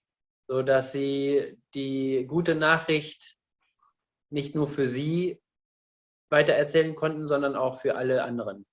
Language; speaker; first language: German; non-native, fluent; Indonesian